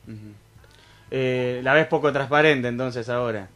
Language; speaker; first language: Spanish; native; Spanish